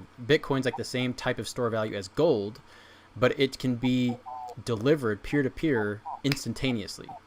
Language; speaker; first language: English; native; English